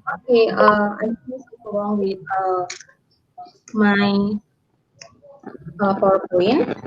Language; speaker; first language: English; non-native, learner; Indonesian